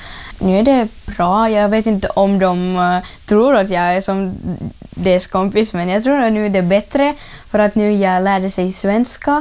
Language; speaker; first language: Swedish; non-native, fluent; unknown